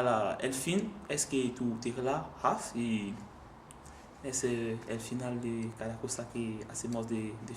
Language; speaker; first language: Spanish; non-native, learner; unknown